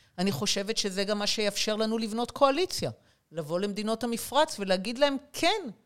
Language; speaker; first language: Hebrew; native; Hebrew